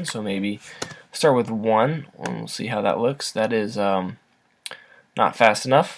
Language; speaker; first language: English; native; English